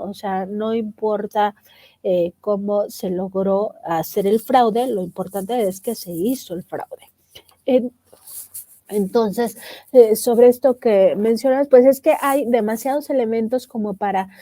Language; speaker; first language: Spanish; native; Spanish